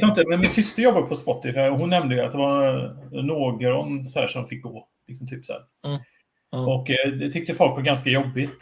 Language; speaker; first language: Swedish; native; Swedish